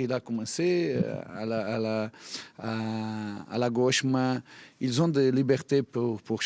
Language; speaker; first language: French; non-native, fluent; Portuguese